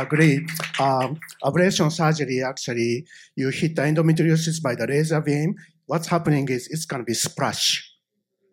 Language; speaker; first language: English; non-native, fluent; Japanese